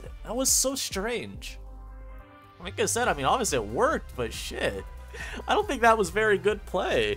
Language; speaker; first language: English; native; English